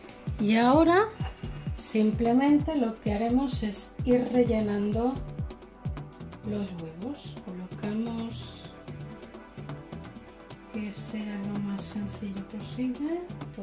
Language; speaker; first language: Spanish; native; Spanish